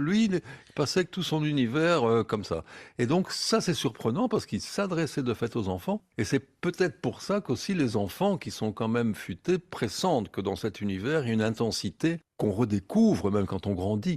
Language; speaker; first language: French; native; French